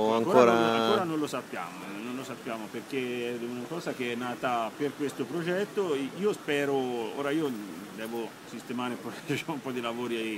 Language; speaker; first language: Italian; native; Italian